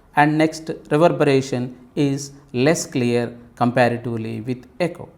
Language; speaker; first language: English; non-native, local second language; Telugu